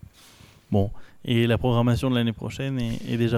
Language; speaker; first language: French; native; French